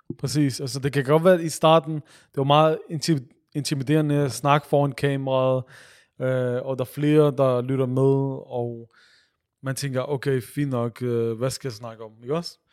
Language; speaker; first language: Danish; early bilingual, other home language; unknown